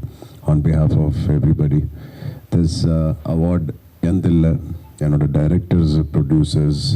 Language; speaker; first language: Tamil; non-native, learner; Telugu